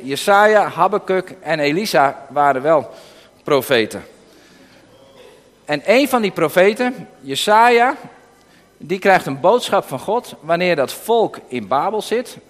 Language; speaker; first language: Dutch; native; Dutch